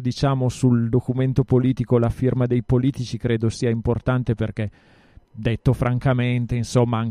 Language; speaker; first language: Italian; native; Italian